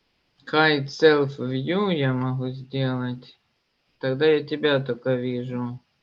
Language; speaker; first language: Russian; native; Russian